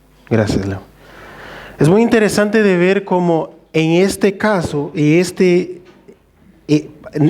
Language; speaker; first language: Spanish; non-native, fluent; Portuguese